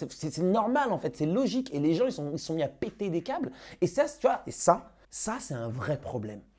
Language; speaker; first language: French; native; French